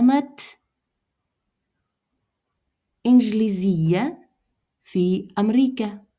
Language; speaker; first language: Arabic; non-native, fluent; Russian